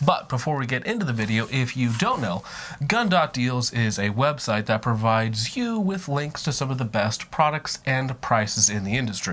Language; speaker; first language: English; native; English